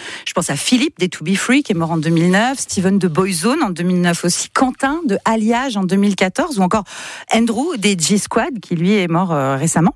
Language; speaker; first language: French; native; French